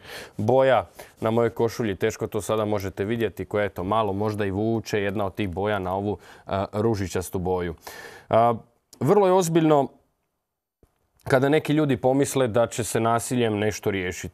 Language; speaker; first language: Serbian; native; Serbian